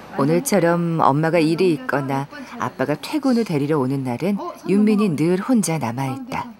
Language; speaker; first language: Korean; native; Korean